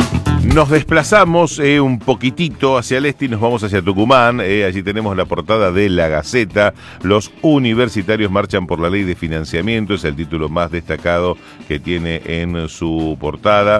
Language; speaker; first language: Spanish; native; Spanish